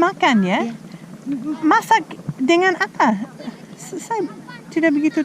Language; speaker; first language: Indonesian; non-native, fluent; English